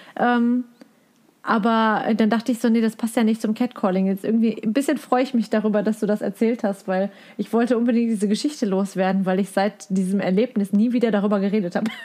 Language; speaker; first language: German; native; German